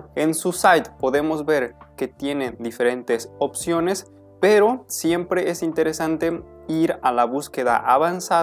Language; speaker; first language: Spanish; native; Spanish